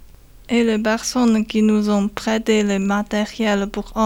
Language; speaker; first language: French; non-native, learner; Chinese